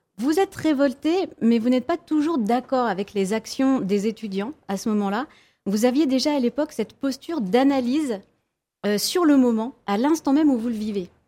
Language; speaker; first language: French; native; French